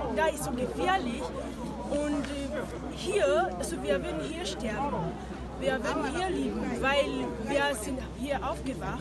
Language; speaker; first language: German; non-native, learner; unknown